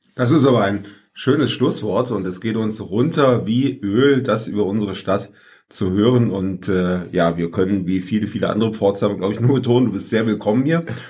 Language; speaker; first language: German; native; German